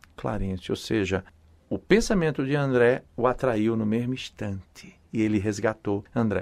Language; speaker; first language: Portuguese; native; Portuguese